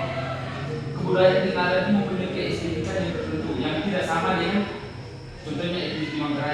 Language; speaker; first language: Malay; non-native, local second language; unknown